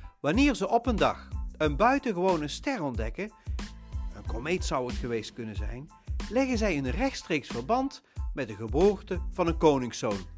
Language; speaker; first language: Dutch; native; Dutch